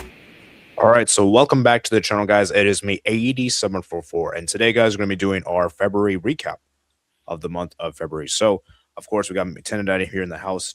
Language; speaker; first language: English; native; English